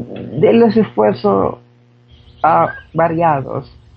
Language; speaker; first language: Spanish; non-native, fluent; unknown